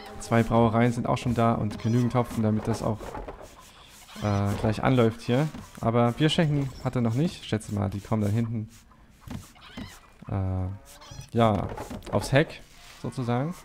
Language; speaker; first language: German; native; German